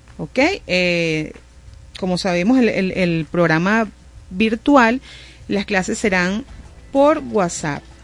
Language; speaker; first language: Spanish; native; Spanish